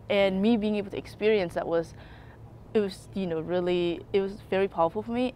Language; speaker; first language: English; early bilingual, other home language; Kachin